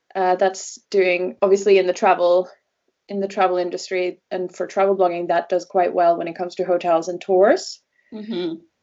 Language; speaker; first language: English; non-native, fluent; Norwegian